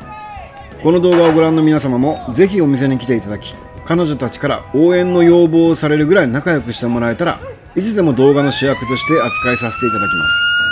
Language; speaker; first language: Japanese; native; Japanese